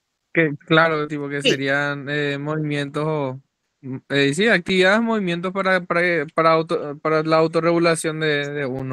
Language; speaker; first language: Spanish; native; Spanish